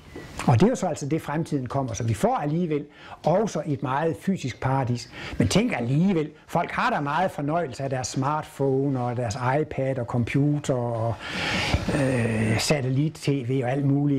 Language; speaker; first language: Danish; native; Danish